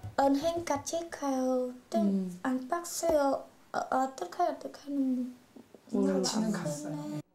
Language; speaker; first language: Korean; non-native, learner; Khmer